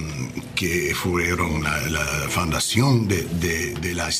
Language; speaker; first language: Spanish; non-native, learner; English